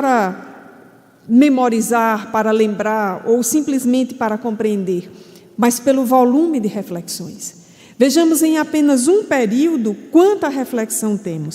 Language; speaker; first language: Portuguese; native; Portuguese